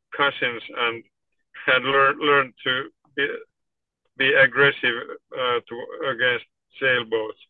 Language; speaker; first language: English; non-native, fluent; Finnish